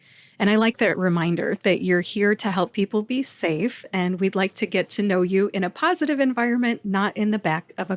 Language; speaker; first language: English; native; English